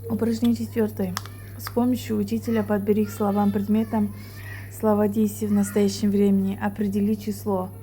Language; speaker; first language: Russian; non-native, local second language; Kazakh